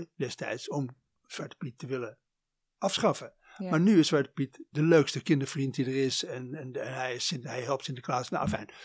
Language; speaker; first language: Dutch; native; Dutch